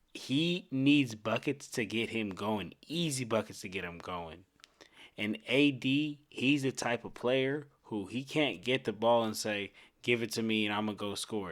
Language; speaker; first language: English; native; English